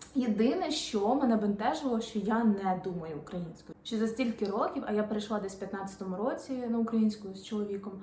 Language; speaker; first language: Ukrainian; non-native, local second language; Russian